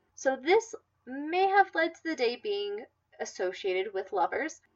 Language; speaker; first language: English; native; English